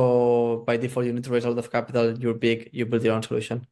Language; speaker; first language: English; non-native, fluent; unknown